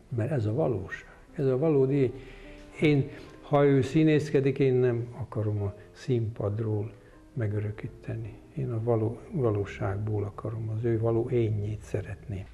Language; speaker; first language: Hungarian; native; Hungarian